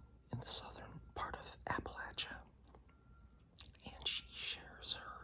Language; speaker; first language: English; native; English